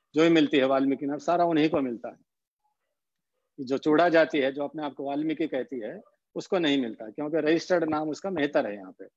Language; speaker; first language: Hindi; non-native, local second language; Haryanvi